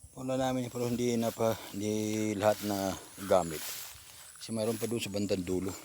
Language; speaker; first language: Filipino; non-native, local second language; Iloko